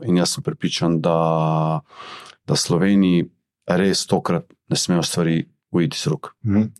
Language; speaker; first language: Slovenian; early bilingual, other home language; Bosnian